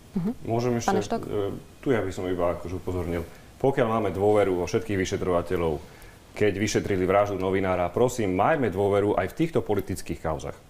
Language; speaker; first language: Slovak; native; Slovak